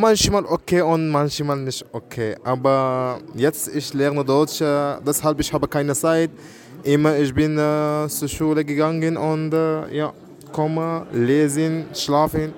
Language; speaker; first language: German; non-native, learner; Arabic